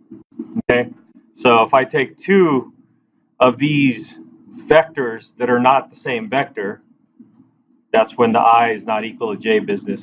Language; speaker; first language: English; native; English